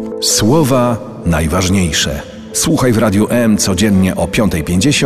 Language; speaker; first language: Polish; native; Polish